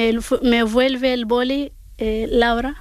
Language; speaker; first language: Spanish; non-native, learner; Arabic